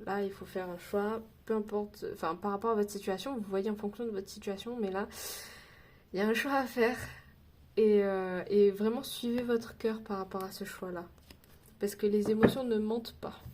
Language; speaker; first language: French; native; French